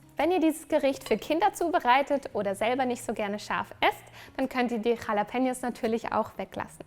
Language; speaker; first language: German; native; German